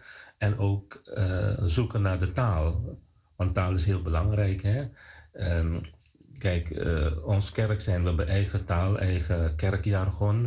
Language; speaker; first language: Dutch; non-native, fluent; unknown